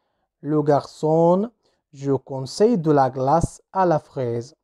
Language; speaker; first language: French; non-native, fluent; Arabic